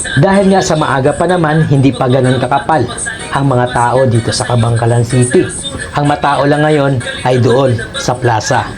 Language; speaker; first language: Filipino; non-native, local second language; Hiligaynon